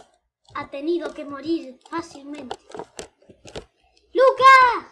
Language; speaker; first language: Spanish; native; Spanish